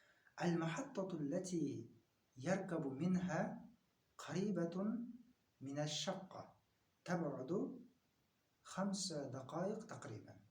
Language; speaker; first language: Arabic; non-native, fluent; Kyrgyz